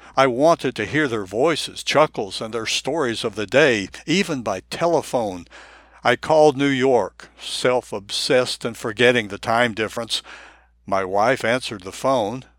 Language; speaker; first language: English; non-native, fluent; Japanese